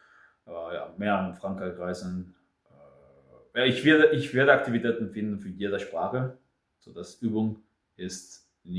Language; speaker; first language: German; non-native, fluent; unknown